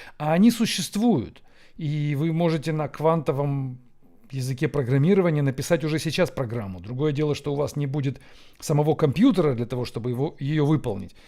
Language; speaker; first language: Russian; native; Russian